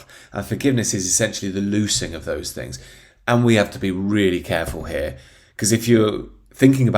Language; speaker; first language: English; native; English